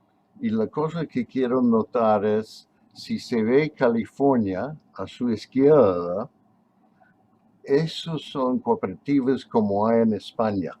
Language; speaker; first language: Spanish; non-native, fluent; English